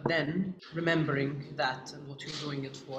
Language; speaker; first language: English; native; English